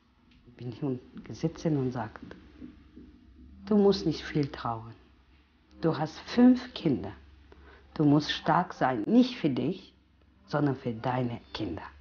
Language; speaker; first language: German; non-native, fluent; Romany